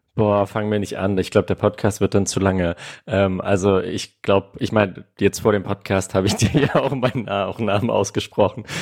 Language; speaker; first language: German; early bilingual, other home language; Armenian